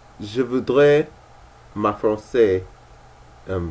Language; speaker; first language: French; non-native, learner; English